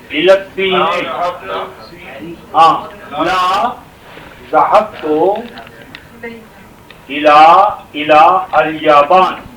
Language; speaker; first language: Arabic; non-native, fluent; Urdu